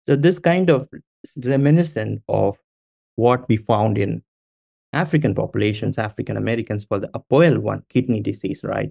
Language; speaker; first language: English; non-native, local second language; Tamil